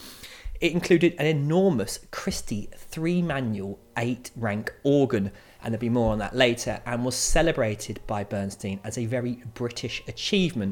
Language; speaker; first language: English; native; English